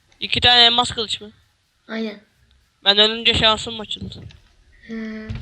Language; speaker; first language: Turkish; native; Turkish